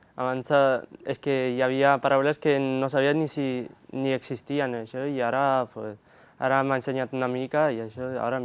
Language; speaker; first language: Catalan; non-native, learner; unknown